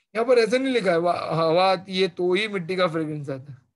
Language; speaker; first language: Hindi; non-native, local second language; Marathi